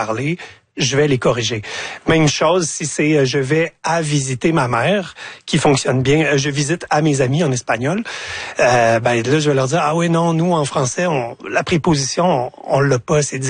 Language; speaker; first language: French; native; French